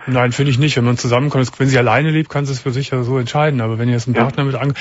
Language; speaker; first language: German; native; German